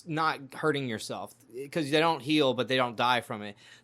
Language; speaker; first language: English; native; English